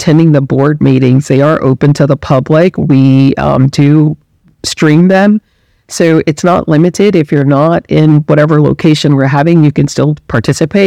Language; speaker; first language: English; native; English